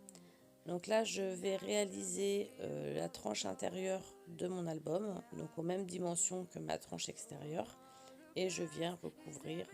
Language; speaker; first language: French; native; French